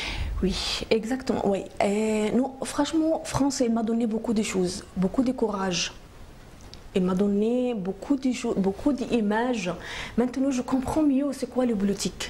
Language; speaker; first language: French; non-native, learner; Arabic